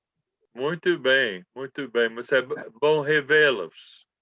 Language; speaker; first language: Portuguese; non-native, fluent; English